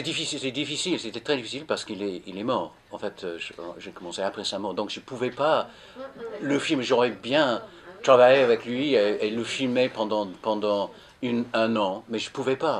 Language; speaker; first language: French; non-native, fluent; English